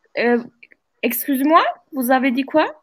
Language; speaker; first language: French; non-native, fluent; Turkish